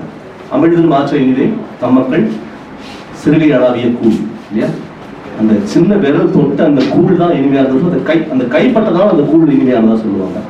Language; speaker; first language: Tamil; native; Tamil